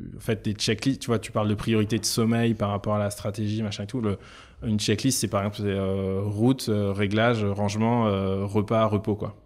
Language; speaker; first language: French; native; French